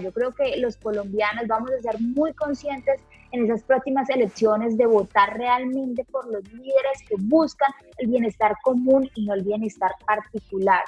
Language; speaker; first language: Spanish; native; Spanish